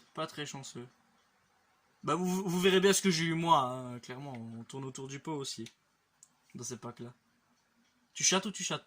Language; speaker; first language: French; native; French